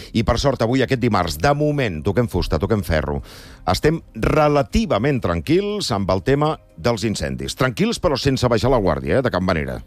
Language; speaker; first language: Catalan; native; Catalan